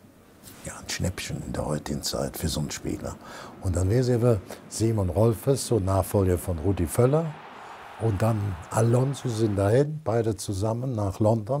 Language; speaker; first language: German; native; German